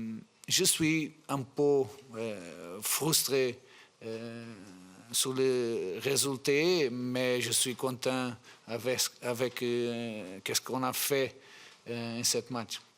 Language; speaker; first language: French; non-native, fluent; Portuguese